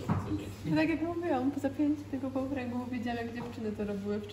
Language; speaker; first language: Polish; native; Polish